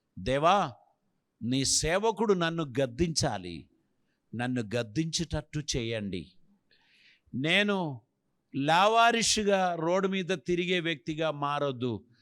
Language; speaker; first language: Telugu; non-native, fluent; Malayalam